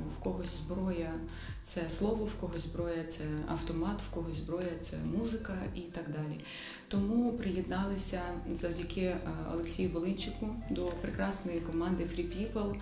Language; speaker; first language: Ukrainian; native; Ukrainian